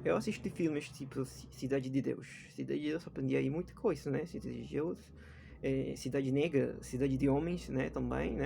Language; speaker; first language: Portuguese; non-native, fluent; Spanish